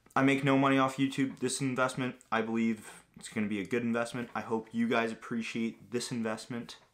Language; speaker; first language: English; non-native, fluent; Greek